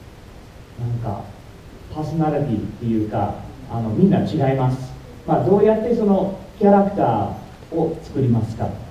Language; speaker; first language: Japanese; non-native, fluent; English